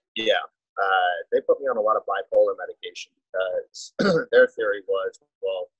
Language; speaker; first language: English; native; English